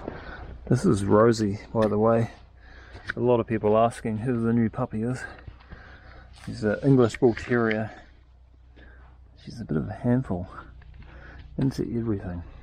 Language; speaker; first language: English; native; English